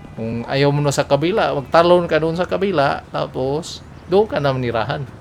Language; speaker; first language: Filipino; non-native, local second language; Cebuano